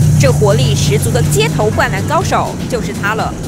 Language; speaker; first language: Chinese; native; Chinese